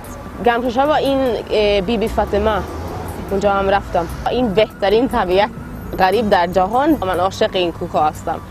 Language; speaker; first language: Persian; non-native, learner; Swedish